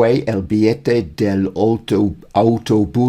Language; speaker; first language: Spanish; non-native, learner; English